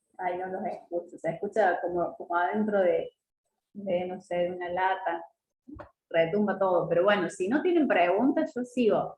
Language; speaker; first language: Spanish; native; Spanish